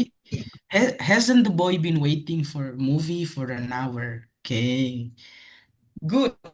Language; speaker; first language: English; non-native, fluent; Indonesian